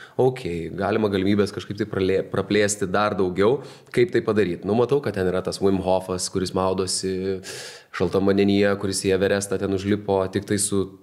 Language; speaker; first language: Lithuanian; native; Lithuanian